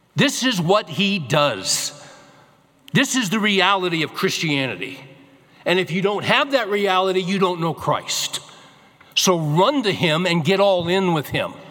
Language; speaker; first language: English; native; English